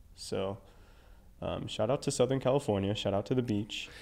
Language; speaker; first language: English; native; English